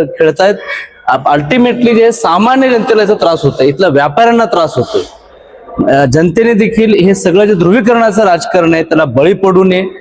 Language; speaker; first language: Marathi; non-native, local second language; Urdu